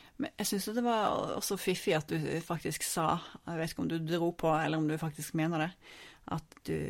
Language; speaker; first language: Norwegian; native; Norwegian